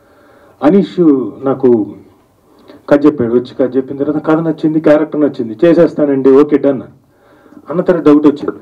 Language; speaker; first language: Telugu; native; Telugu